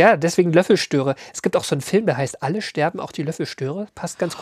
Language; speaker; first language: German; native; German